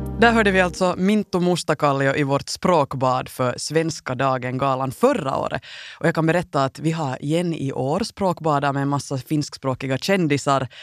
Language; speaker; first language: Swedish; native; Swedish